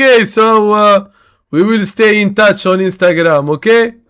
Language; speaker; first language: English; non-native, learner; Arabic